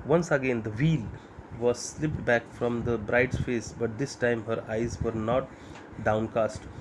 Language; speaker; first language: English; non-native, local second language; Marathi